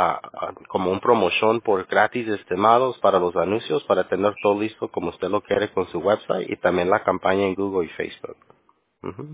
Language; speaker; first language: Spanish; early bilingual, heritage; Spanish